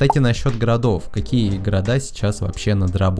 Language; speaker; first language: Russian; native; Russian